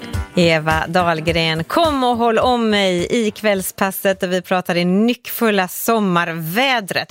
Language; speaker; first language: Swedish; native; Swedish